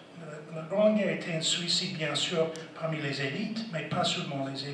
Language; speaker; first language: French; non-native, fluent; English